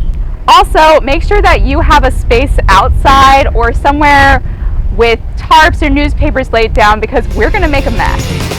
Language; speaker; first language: English; native; English